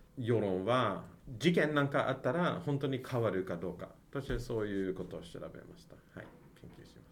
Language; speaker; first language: Japanese; non-native, fluent; English